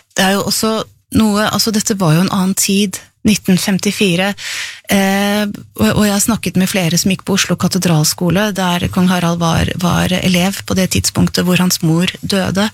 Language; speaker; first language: Norwegian; native; Norwegian